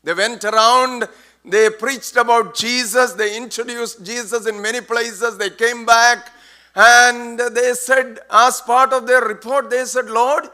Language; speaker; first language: English; non-native, local second language; Malayalam